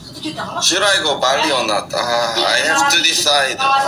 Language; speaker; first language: English; non-native, learner; Korean